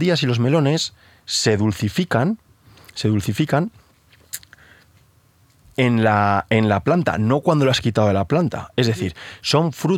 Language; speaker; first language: Spanish; native; Spanish